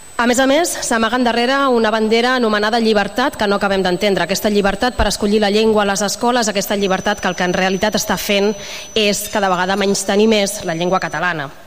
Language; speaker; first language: Catalan; native; Catalan